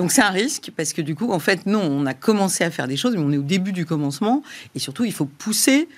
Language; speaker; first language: French; native; French